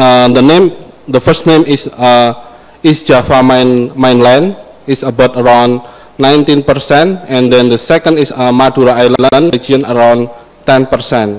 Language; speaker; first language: English; non-native, learner; Indonesian